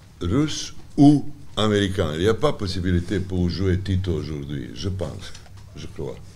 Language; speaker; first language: French; non-native, learner; Serbian